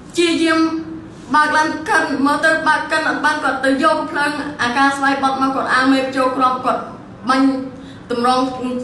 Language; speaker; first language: Khmer; non-native, local second language; Eastern Cham